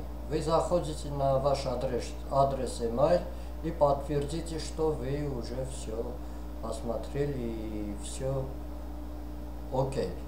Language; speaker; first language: Russian; non-native, fluent; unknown